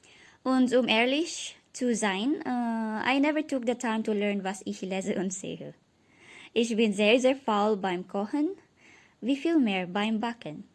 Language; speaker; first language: German; non-native, learner; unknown